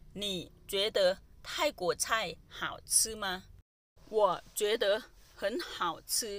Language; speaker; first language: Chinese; non-native, fluent; Thai